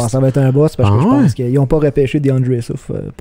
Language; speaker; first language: French; native; French